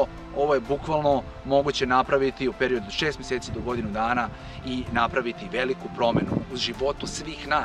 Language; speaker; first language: Serbian; native; Serbian